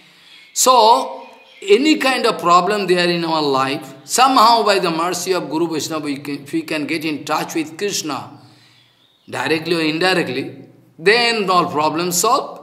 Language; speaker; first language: English; non-native, local second language; Bangla